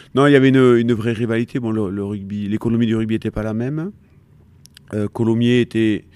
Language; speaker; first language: French; native; French